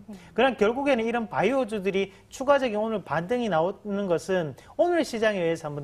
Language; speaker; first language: Korean; native; Korean